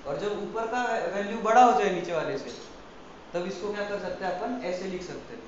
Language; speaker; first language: Hindi; non-native, local second language; Marathi